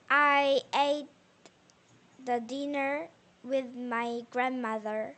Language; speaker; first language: English; non-native, learner; Korean